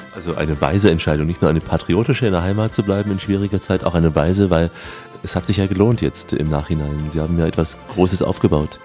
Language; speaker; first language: German; native; German